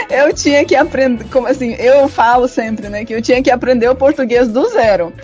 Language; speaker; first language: Portuguese; non-native, fluent; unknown